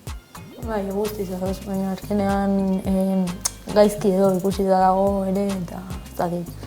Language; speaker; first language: Basque; non-native, local second language; Spanish